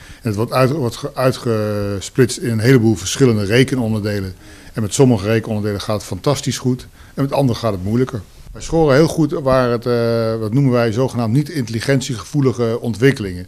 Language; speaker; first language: Dutch; native; Dutch